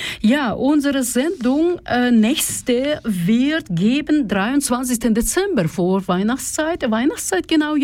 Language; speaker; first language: German; non-native, fluent; Russian